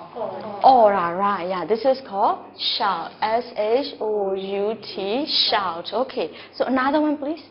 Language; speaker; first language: English; non-native, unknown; Burmese